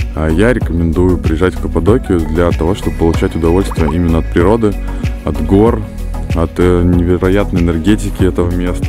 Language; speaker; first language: Russian; native; Russian